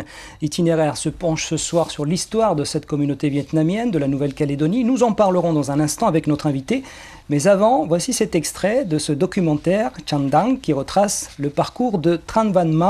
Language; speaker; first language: French; native; French